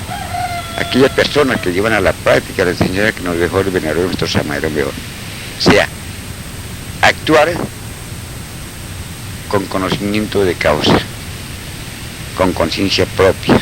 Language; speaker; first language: Spanish; native; Spanish